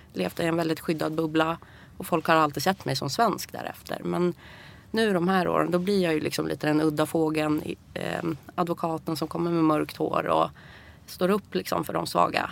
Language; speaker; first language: Swedish; early bilingual, other home language; Persian